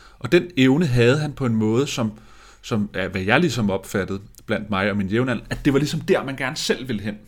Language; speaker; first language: Danish; native; Danish